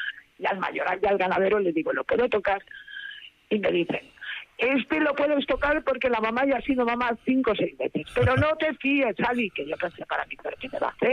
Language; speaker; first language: Spanish; native; Spanish